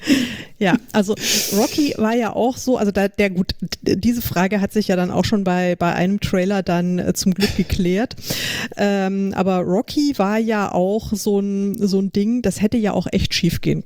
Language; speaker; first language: German; native; German